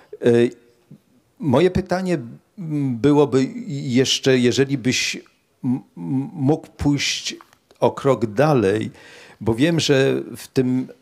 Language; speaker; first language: Polish; native; Polish